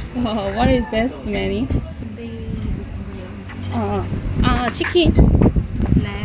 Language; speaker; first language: English; non-native, learner; Korean